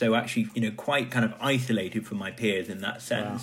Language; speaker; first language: English; native; English